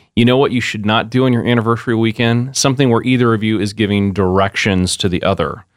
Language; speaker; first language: English; native; English